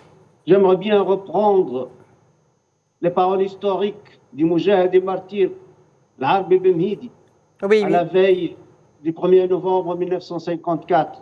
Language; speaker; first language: French; non-native, fluent; Arabic